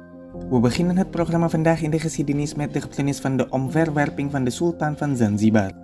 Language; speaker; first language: Dutch; non-native, fluent; Indonesian